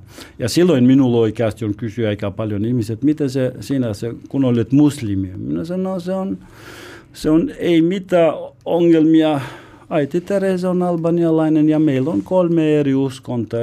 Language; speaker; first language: Finnish; non-native, learner; Albanian